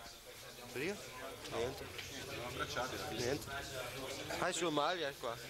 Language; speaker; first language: Italian; non-native, learner; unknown